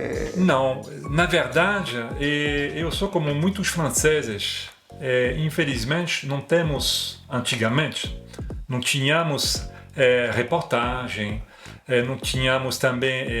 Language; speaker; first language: Portuguese; non-native, fluent; French